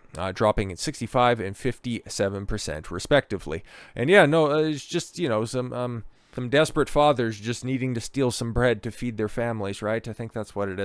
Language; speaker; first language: English; native; English